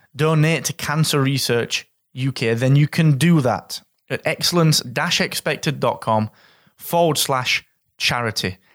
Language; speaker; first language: English; native; English